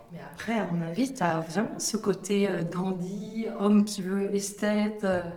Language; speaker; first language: French; native; French